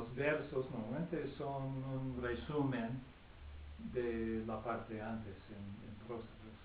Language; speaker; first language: Spanish; non-native, fluent; English